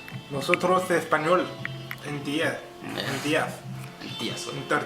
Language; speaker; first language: Spanish; non-native, learner; French